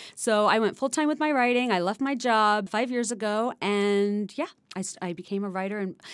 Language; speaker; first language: English; non-native, local second language; Bangla